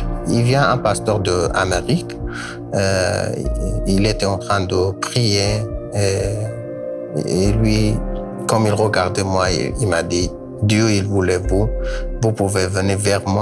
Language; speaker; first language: French; non-native, learner; Kurdish